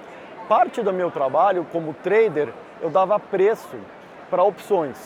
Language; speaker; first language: Portuguese; native; Portuguese